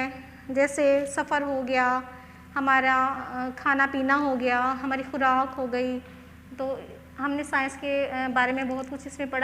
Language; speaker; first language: Hindi; non-native, local second language; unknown